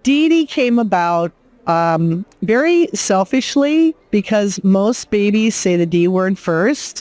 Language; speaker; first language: English; native; English